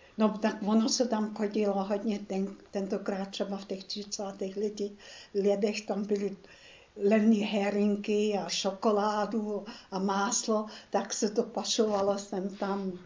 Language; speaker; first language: Czech; non-native, local second language; German